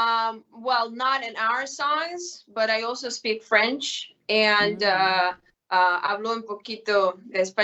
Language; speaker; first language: Spanish; non-native, learner; Russian